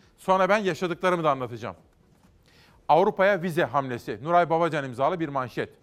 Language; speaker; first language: Turkish; native; Turkish